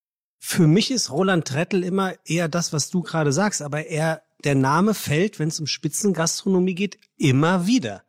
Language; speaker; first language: German; native; German